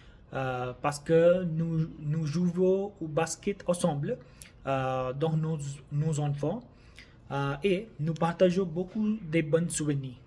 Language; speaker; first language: French; non-native, learner; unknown